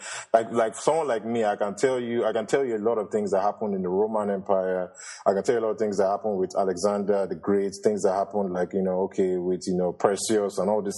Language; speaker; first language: English; non-native, local second language; Yoruba